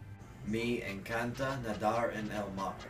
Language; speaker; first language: Spanish; non-native, learner; English